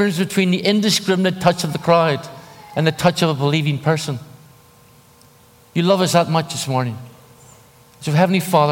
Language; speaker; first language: English; native; English